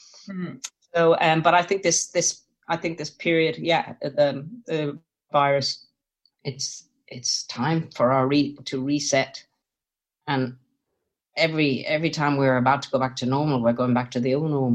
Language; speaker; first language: English; native; English